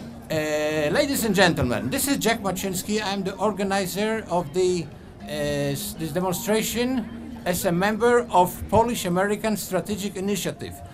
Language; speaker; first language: English; non-native, fluent; Polish